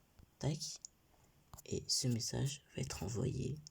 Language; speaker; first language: French; native; French